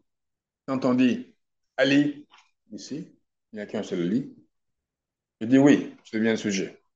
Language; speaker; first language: French; non-native, fluent; Turkish